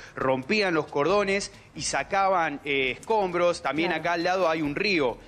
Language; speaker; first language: Spanish; native; Spanish